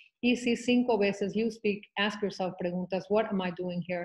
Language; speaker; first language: English; early bilingual, other home language; Spanish